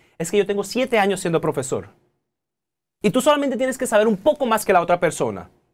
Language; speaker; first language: Spanish; native; Spanish